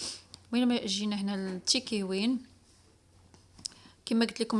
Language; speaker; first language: Arabic; native; Arabic